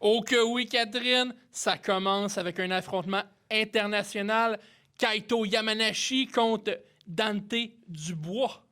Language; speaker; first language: French; native; French